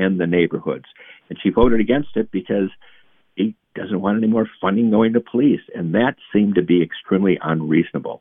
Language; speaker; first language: English; native; English